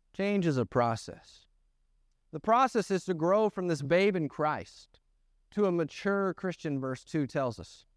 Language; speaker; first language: English; native; English